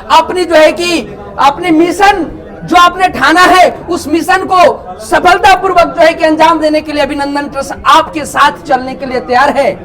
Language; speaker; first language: Hindi; native; Hindi